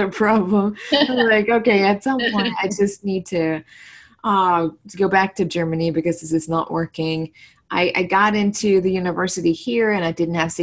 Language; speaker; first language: English; non-native, fluent; German